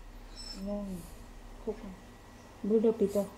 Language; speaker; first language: German; non-native, learner; Thai